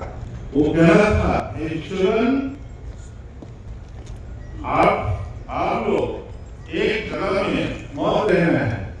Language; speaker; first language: Hindi; non-native, learner; Bangla